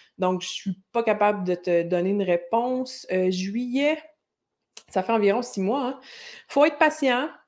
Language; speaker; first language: French; native; French